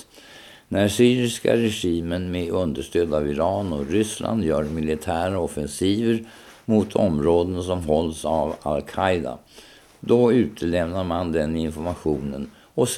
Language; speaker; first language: Swedish; native; Swedish